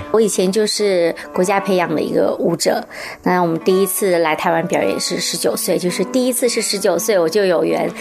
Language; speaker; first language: Chinese; native; Chinese